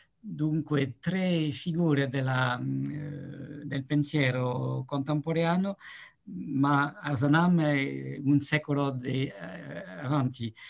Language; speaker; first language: Italian; non-native, learner; French